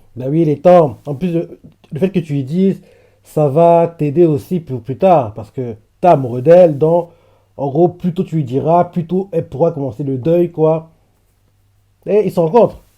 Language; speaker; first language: French; native; French